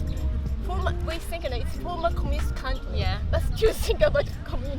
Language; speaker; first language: English; non-native, fluent; Japanese